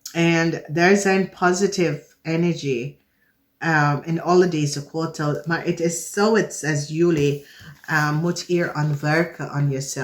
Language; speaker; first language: Dutch; non-native, fluent; English